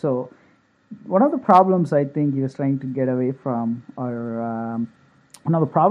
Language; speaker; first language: English; non-native, local second language; Tamil